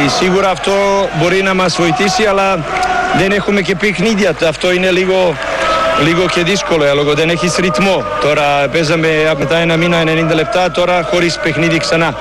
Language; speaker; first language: Greek; non-native, learner; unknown